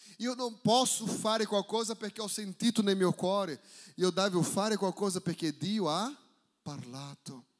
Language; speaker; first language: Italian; non-native, fluent; Portuguese